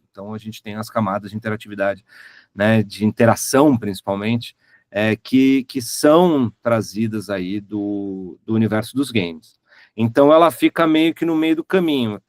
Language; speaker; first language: Portuguese; native; Portuguese